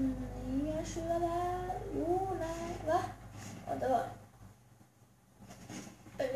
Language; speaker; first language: Swedish; early bilingual, other home language; Albanian